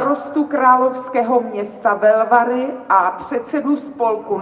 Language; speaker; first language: Czech; native; Czech